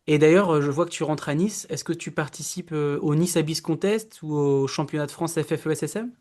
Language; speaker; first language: French; native; French